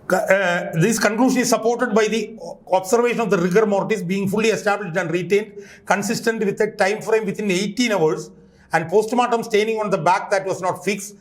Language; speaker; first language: English; non-native, local second language; Malayalam